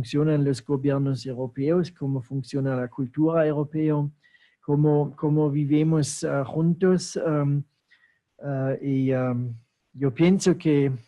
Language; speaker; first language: Spanish; non-native, fluent; German